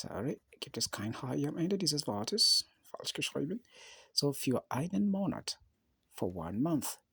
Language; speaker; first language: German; non-native, learner; English